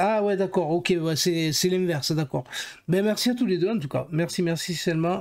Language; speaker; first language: French; native; French